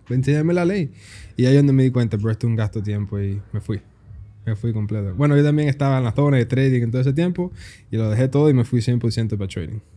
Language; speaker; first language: Spanish; early bilingual, heritage; Spanish